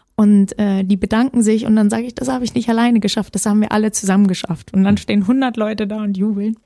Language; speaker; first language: German; native; German